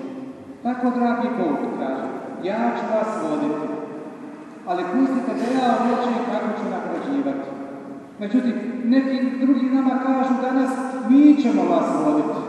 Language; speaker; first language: Serbian; native; Serbian